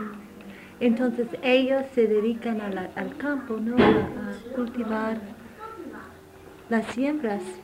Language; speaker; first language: Spanish; non-native, fluent; English